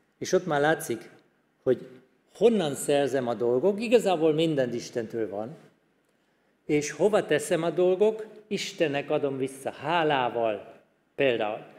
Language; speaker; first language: Hungarian; non-native, fluent; German